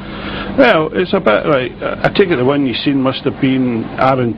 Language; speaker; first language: English; native; English